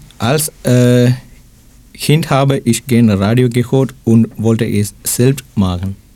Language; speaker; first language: German; non-native, learner; Thai